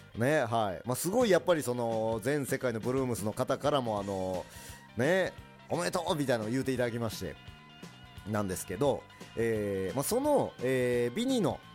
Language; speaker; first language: Japanese; early bilingual, other home language; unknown